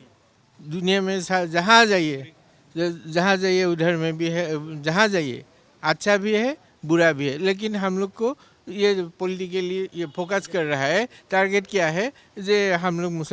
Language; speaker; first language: Hindi; non-native, local second language; Assamese